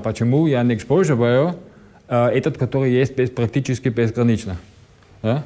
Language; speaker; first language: Russian; non-native, learner; German